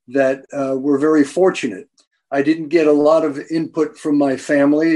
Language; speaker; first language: English; native; English